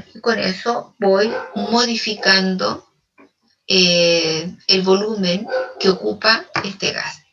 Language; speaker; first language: Spanish; native; Spanish